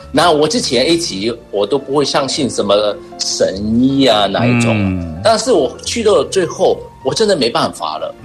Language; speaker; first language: Chinese; non-native, local second language; Cantonese